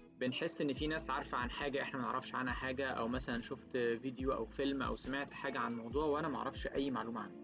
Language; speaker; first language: Arabic; native; Arabic